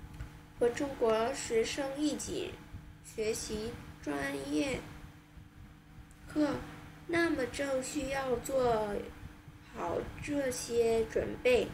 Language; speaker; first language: Chinese; non-native, learner; Vietnamese